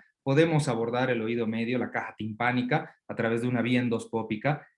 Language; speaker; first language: Spanish; native; Spanish